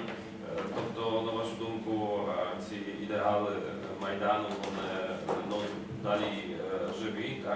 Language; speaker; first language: Ukrainian; non-native, fluent; Polish